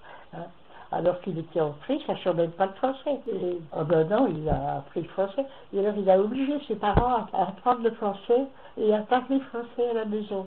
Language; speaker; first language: French; native; French